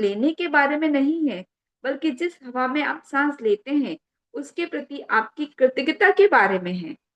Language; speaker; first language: Hindi; native; Hindi